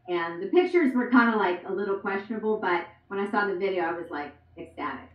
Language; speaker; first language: English; native; English